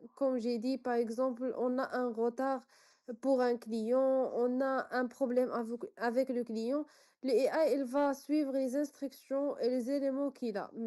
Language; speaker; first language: French; non-native, local second language; Arabic